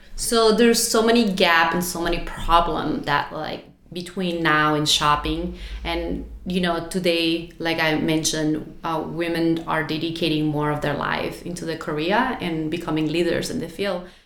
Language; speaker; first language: English; non-native, fluent; Spanish